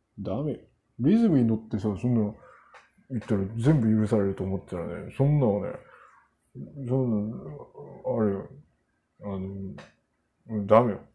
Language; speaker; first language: Japanese; non-native, fluent; Korean